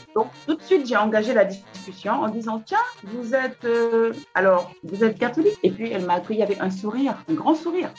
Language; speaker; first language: French; non-native, local second language; Wolof